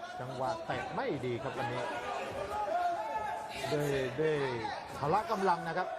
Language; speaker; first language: Thai; native; Thai